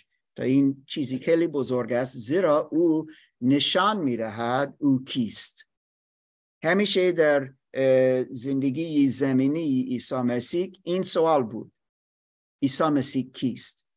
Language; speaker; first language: Persian; non-native, fluent; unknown